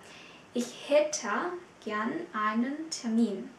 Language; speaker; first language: German; non-native, fluent; Vietnamese